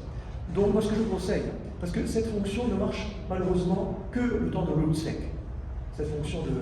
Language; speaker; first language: French; native; French